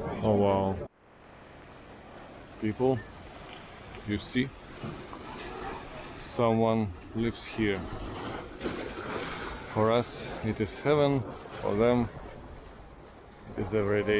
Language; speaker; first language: English; non-native, fluent; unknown